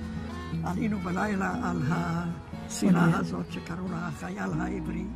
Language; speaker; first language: Hebrew; non-native, fluent; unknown